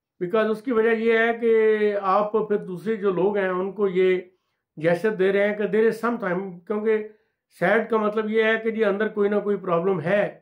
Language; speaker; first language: Urdu; non-native, local second language; Punjabi